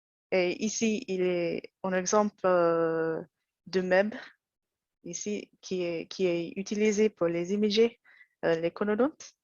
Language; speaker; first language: French; non-native, learner; English